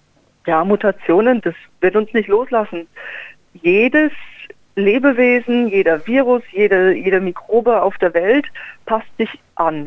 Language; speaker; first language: German; native; German